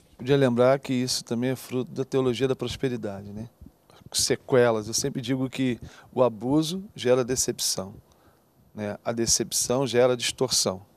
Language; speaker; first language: Portuguese; native; Portuguese